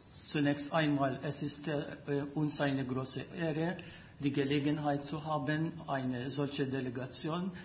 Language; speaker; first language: German; non-native, fluent; Maltese